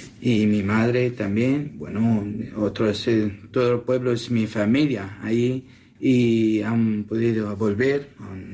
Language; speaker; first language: Spanish; non-native, learner; Assyrian Neo-Aramaic